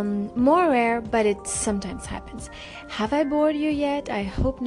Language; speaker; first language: English; non-native, fluent; French